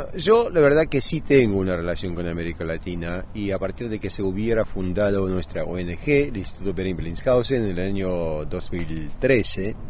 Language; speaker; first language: Spanish; native; Spanish